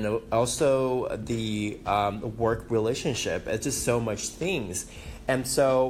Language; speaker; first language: English; non-native, fluent; Chinese